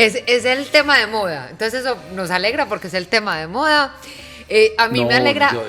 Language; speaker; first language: Spanish; native; Spanish